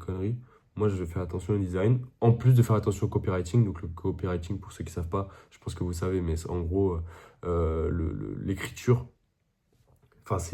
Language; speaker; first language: French; native; French